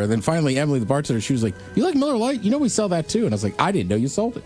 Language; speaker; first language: English; native; English